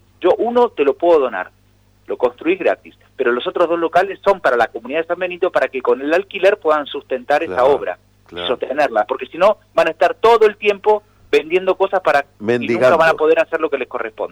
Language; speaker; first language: Spanish; native; Spanish